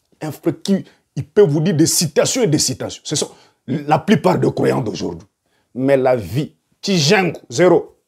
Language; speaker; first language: French; non-native, local second language; Lingala